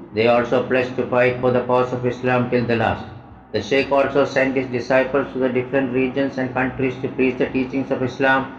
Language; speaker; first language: English; non-native, local second language; Malayalam